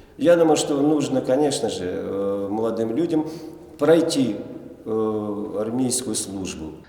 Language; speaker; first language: Russian; non-native, local second language; Chuvash